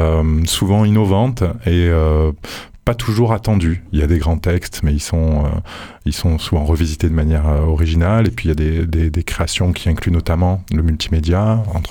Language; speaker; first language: French; native; French